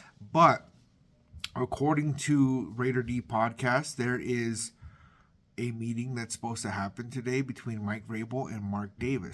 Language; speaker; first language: English; native; English